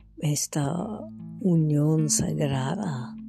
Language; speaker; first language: Spanish; non-native, fluent; French